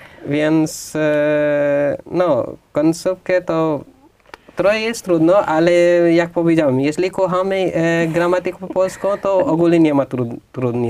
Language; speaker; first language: Polish; non-native, fluent; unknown